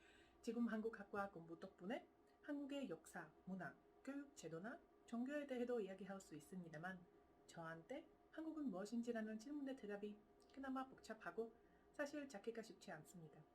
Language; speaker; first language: Korean; non-native, fluent; Czech